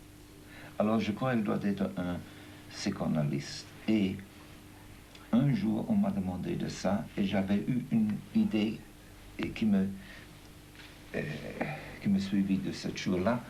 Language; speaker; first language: French; non-native, fluent; German